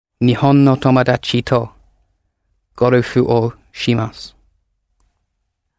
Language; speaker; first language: Japanese; non-native, learner; English